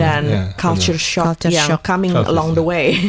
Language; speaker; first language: Indonesian; native; Indonesian